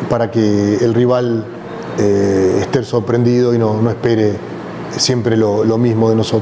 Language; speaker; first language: Portuguese; non-native, learner; Spanish